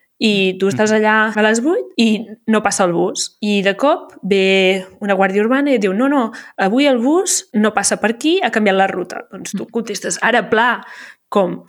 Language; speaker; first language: Catalan; native; Catalan